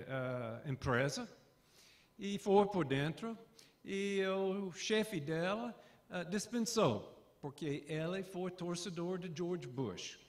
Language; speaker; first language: Portuguese; non-native, fluent; English